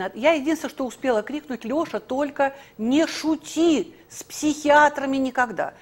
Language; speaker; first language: Russian; native; Russian